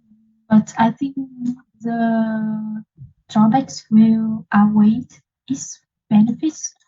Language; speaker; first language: English; non-native, learner; Vietnamese